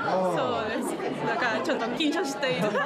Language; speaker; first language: Japanese; non-native, learner; Spanish